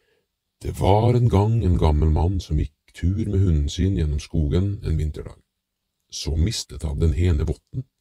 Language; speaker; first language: Norwegian; native; Norwegian